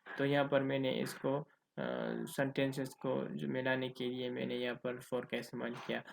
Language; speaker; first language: Urdu; non-native, local second language; Pashto